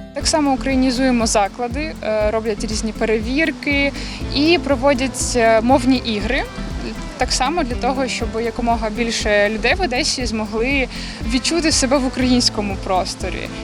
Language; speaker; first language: Ukrainian; non-native, local second language; Russian